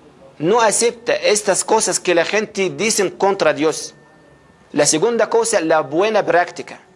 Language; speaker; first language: Spanish; non-native, fluent; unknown